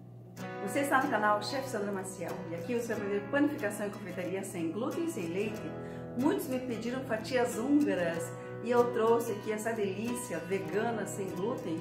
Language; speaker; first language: Portuguese; native; Portuguese